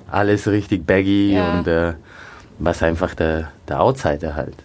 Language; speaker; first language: German; early bilingual, other home language; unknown